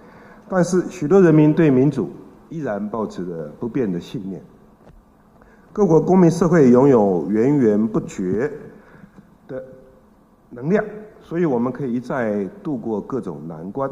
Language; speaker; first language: Chinese; native; Chinese